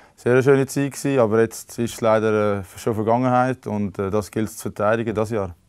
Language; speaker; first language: German; native; German